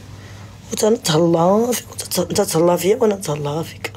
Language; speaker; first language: Arabic; native; Arabic